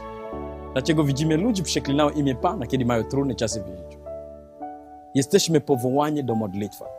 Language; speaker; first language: Polish; non-native, learner; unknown